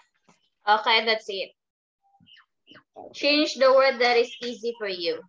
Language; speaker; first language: English; non-native, fluent; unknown